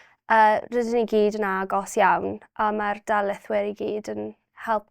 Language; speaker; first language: Welsh; non-native, local second language; English